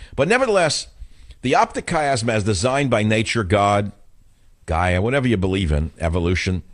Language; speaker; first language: English; native; English